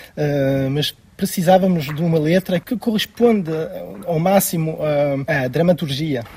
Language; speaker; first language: Portuguese; early bilingual, heritage; French